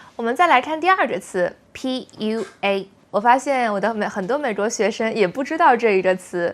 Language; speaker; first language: Chinese; native; Chinese